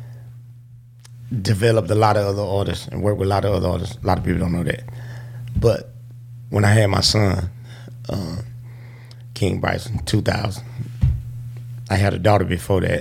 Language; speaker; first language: English; native; English